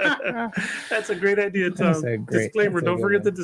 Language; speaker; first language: English; native; English